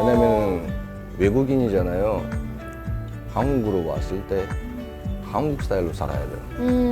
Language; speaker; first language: Korean; non-native, learner; Russian